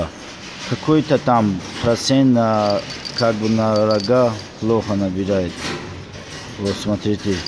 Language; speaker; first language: Russian; non-native, fluent; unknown